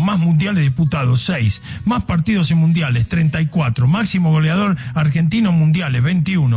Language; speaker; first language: Spanish; native; Spanish